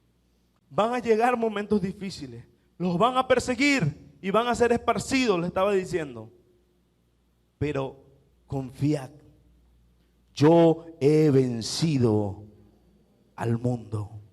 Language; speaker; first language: Spanish; native; Spanish